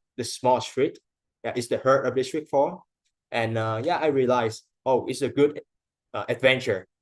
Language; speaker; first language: English; non-native, fluent; Vietnamese